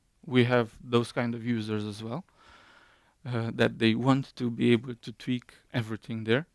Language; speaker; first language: English; non-native, fluent; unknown